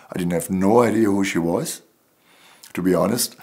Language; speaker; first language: English; non-native, fluent; German